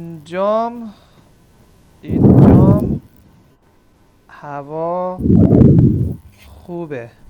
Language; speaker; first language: Persian; non-native, fluent; Urdu